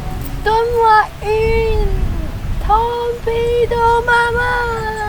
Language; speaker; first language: French; non-native, learner; Chinese